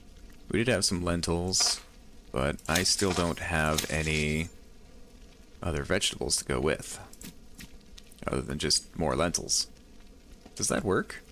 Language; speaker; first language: English; native; English